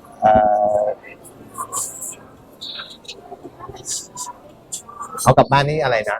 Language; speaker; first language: Chinese; non-native, learner; Thai